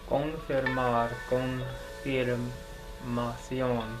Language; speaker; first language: Spanish; non-native, learner; English